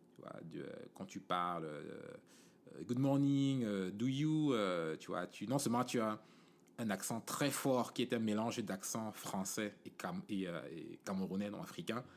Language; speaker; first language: French; native; French